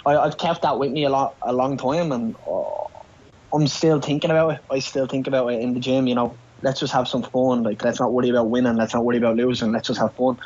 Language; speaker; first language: English; native; English